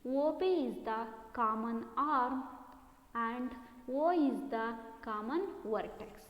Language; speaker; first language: English; non-native, local second language; Kannada